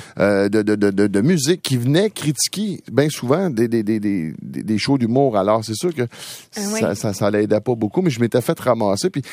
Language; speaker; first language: French; native; French